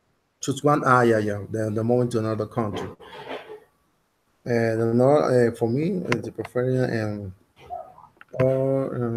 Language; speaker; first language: English; non-native, learner; Spanish